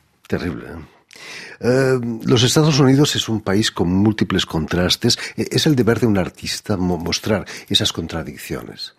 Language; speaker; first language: Spanish; native; Spanish